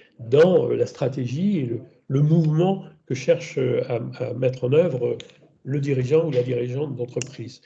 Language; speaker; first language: French; native; French